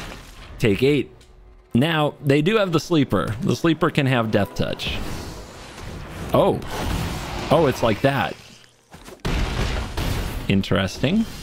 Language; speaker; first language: English; native; English